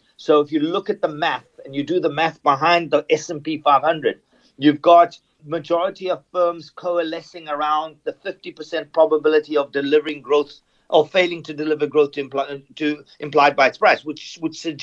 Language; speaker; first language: English; native; English